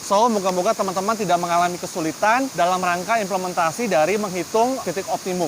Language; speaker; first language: Indonesian; native; Indonesian